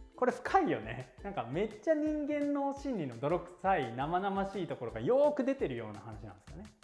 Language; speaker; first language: Japanese; early bilingual, heritage; Japanese